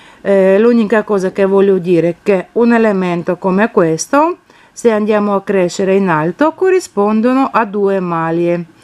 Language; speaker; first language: Italian; non-native, fluent; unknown